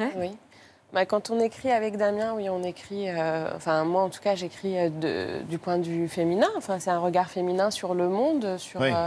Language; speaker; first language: French; non-native, local second language; Arabic